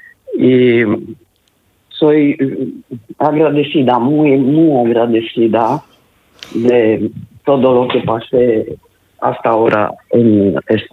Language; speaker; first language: Spanish; non-native, learner; Italian